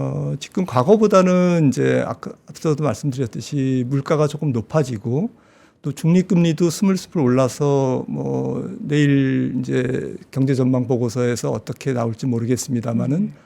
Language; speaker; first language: Korean; native; Korean